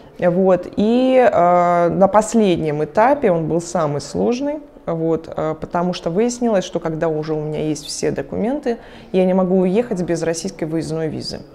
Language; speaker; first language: Russian; native; Russian